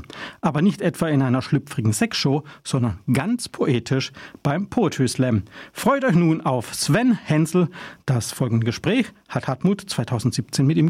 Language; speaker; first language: German; native; German